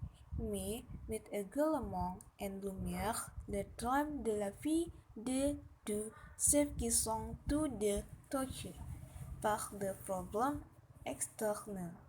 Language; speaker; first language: French; non-native, learner; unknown